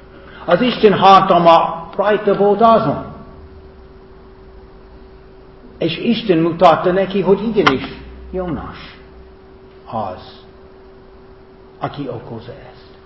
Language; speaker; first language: Hungarian; non-native, fluent; English